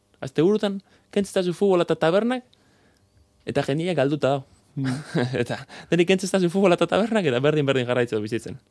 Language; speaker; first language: Basque; native; Basque